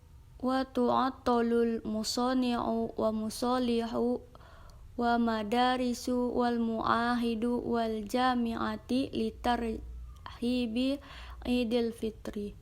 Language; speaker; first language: Arabic; non-native, learner; Indonesian